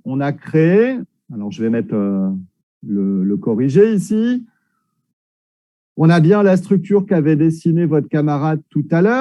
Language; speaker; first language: French; native; French